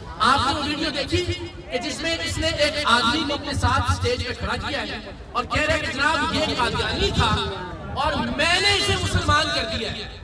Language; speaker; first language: Urdu; native; Urdu